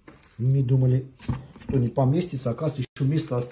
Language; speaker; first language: Russian; non-native, fluent; Armenian